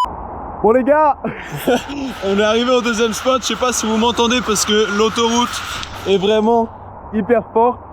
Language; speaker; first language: French; native; French